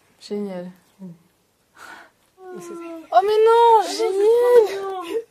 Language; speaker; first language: French; native; French